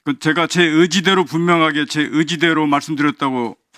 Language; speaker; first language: Korean; native; Korean